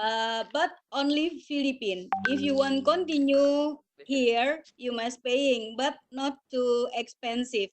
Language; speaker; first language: English; non-native, learner; Indonesian